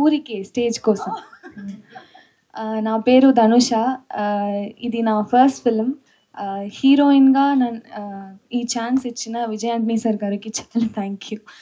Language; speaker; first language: Telugu; non-native, learner; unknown